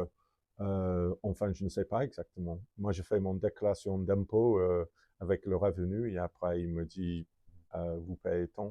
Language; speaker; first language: French; non-native, fluent; English